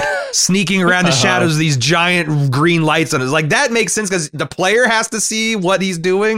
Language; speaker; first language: English; native; English